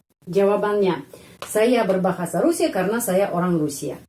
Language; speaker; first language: Indonesian; non-native, fluent; Russian